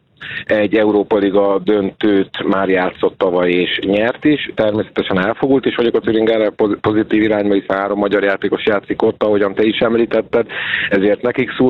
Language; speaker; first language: Hungarian; native; Hungarian